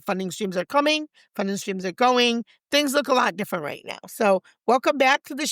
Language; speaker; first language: English; native; English